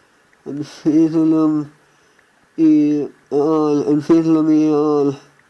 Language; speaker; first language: Irish; non-native, learner; English